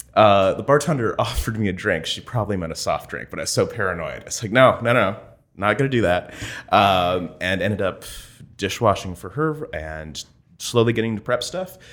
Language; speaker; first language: English; native; English